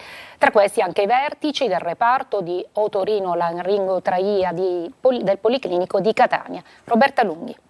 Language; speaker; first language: Italian; native; Italian